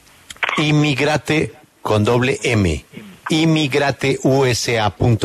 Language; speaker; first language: Spanish; native; Spanish